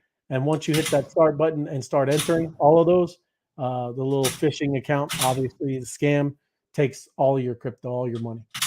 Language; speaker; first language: English; native; English